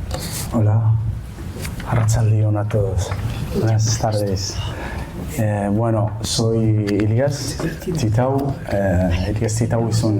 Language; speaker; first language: Spanish; non-native, learner; Central Atlas Tamazight